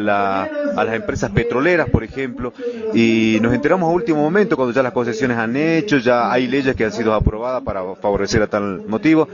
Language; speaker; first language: Spanish; native; Spanish